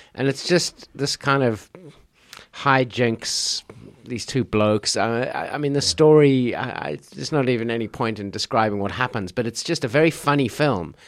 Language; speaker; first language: English; native; English